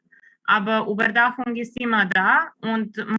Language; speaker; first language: German; non-native, fluent; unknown